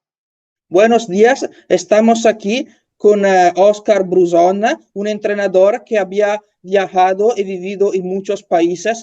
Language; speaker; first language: Spanish; non-native, learner; Italian